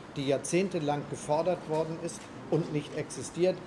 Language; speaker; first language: German; native; German